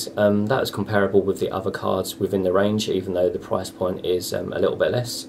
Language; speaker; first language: English; native; English